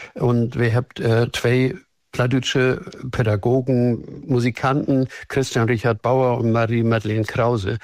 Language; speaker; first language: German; native; German